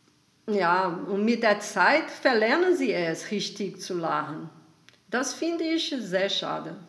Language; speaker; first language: German; non-native, fluent; Portuguese